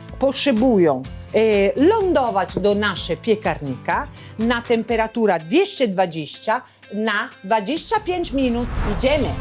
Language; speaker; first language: Polish; non-native, learner; Italian